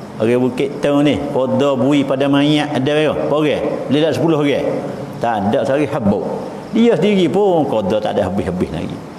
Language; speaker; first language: Malay; native; Malay